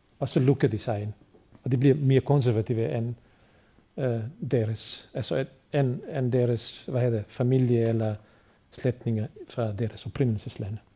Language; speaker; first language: Danish; non-native, fluent; Bosnian